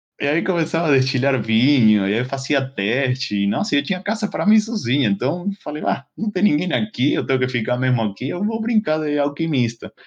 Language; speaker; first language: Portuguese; non-native, fluent; Spanish